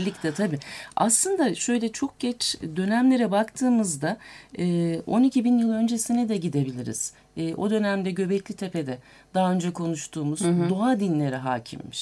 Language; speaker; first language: Turkish; native; Turkish